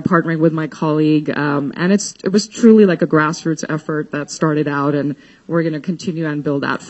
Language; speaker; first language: English; non-native, local second language; Hindi